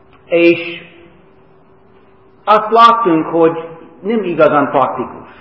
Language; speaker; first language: Hungarian; non-native, fluent; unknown